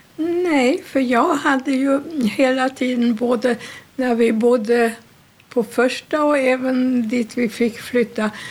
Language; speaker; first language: Swedish; non-native, fluent; German